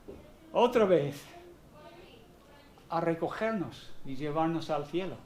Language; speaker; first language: Spanish; non-native, fluent; English